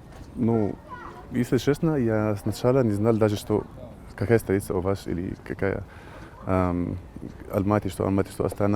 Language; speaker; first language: Russian; non-native, learner; Arabic